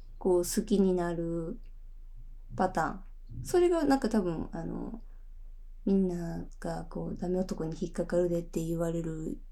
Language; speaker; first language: Japanese; native; Japanese